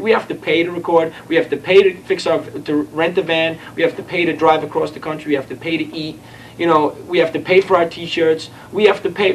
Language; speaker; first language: English; native; English